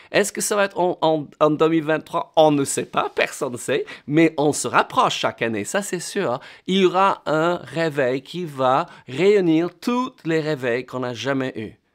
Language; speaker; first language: French; non-native, fluent; English